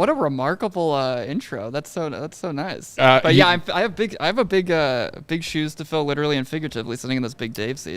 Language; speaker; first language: English; native; English